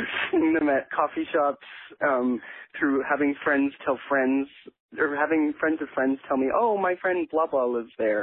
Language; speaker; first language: English; native; English